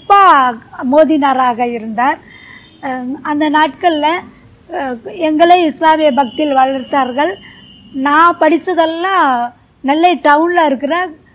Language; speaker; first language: Tamil; non-native, local second language; Urdu